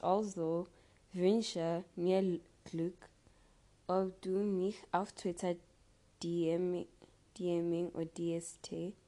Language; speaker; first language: German; non-native, learner; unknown